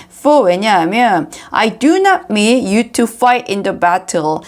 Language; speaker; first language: English; non-native, fluent; Korean